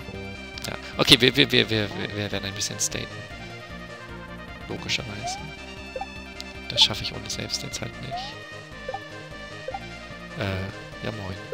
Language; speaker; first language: German; native; German